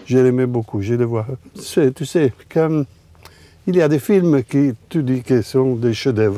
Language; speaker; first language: French; non-native, fluent; Italian